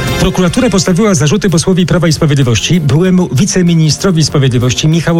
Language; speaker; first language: Polish; native; Polish